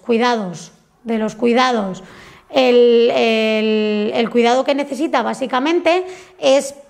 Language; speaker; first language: Spanish; native; Spanish